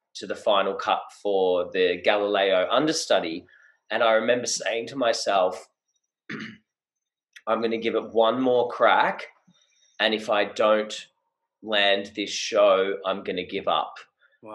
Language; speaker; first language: English; native; English